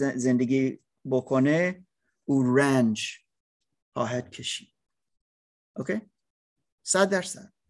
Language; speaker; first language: Persian; non-native, learner; English